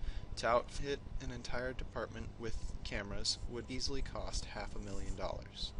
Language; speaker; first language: English; native; English